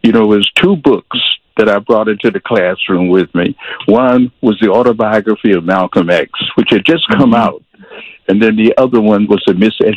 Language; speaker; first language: English; native; English